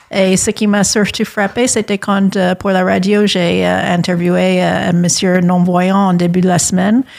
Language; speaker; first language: French; non-native, fluent; English